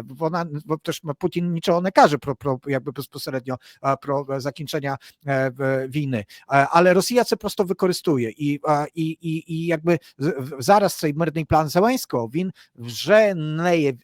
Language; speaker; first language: Polish; non-native, learner; Ukrainian